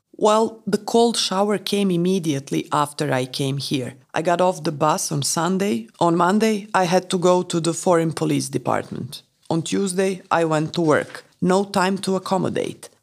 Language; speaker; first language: English; non-native, fluent; Romanian